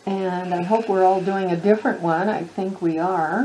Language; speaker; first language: English; native; English